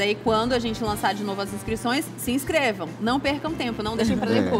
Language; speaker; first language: Portuguese; native; Portuguese